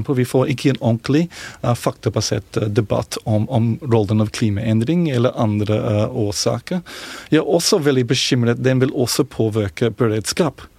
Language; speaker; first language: Norwegian; non-native, fluent; English